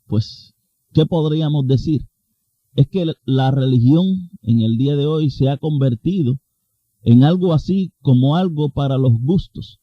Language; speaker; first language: Spanish; native; Spanish